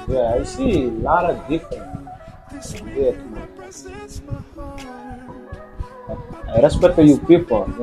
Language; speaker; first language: English; non-native, learner; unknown